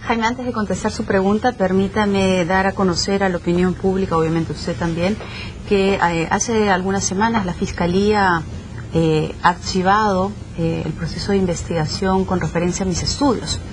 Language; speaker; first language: Spanish; native; Spanish